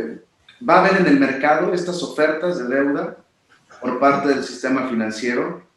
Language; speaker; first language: Spanish; native; Spanish